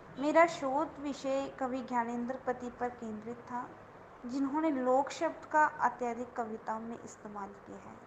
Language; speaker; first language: Hindi; non-native, local second language; Dogri